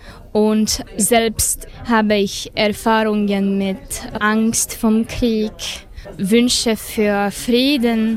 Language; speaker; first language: German; non-native, fluent; Slovak